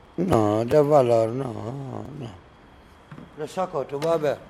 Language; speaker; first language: Spanish; non-native, learner; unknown